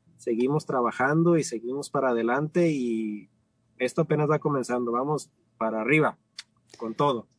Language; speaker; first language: Spanish; native; Spanish